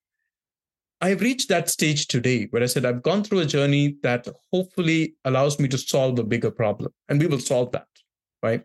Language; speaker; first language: English; non-native, local second language; Tamil